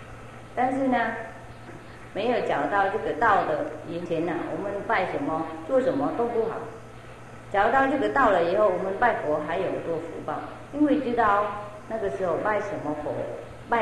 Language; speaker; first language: Chinese; non-native, fluent; Vietnamese